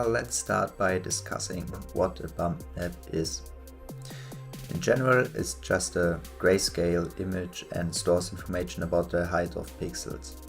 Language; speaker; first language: English; non-native, fluent; German